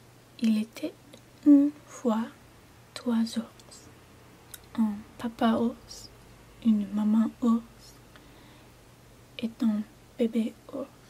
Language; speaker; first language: French; non-native, learner; English